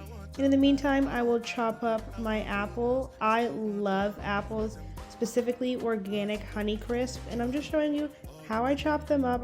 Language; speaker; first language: English; native; English